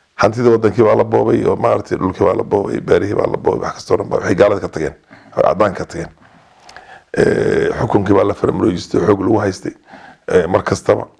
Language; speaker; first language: Somali; native; Somali